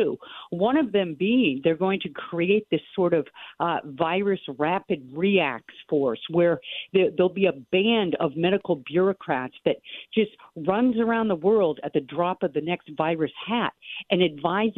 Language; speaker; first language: English; native; English